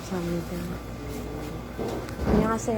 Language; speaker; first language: Korean; non-native, learner; Filipino